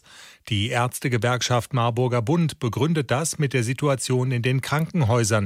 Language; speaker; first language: German; native; German